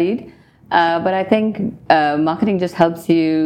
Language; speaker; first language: English; non-native, local second language; Urdu